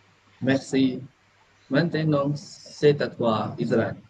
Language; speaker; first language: French; non-native, learner; Malay